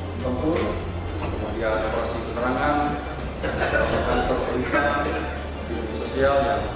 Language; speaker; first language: Indonesian; native; Indonesian